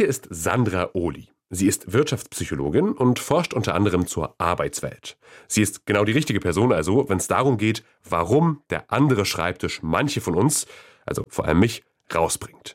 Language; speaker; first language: German; native; German